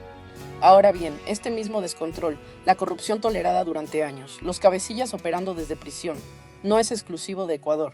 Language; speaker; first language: Spanish; native; Spanish